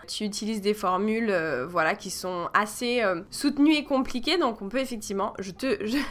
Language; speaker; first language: French; native; French